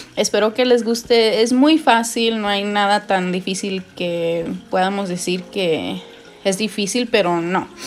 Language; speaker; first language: Spanish; early bilingual, heritage; Spanish